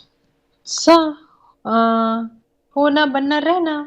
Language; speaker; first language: Hindi; native; Hindi